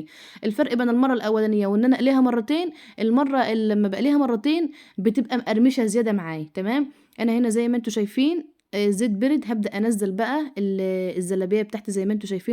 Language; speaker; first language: Arabic; native; Arabic